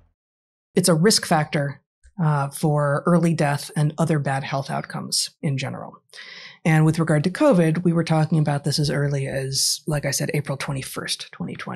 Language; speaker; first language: English; native; English